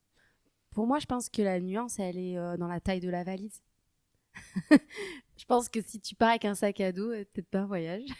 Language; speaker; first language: French; native; French